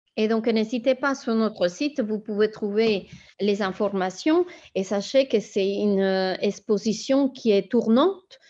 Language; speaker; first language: French; non-native, fluent; Spanish